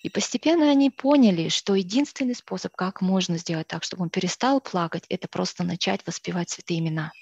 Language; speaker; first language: Russian; native; Russian